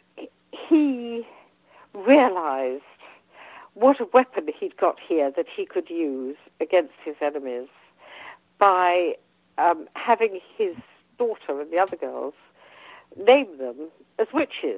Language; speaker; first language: English; native; English